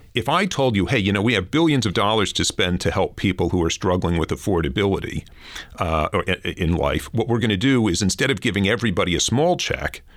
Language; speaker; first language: English; native; English